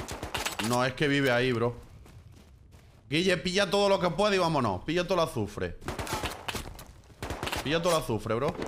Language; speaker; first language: Spanish; native; Spanish